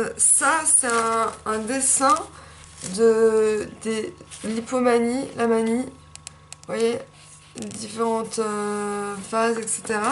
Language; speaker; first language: French; native; French